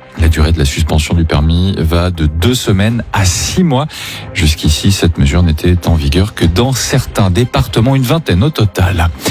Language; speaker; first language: French; native; French